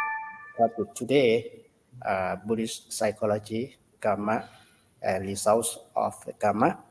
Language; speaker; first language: English; non-native, learner; Thai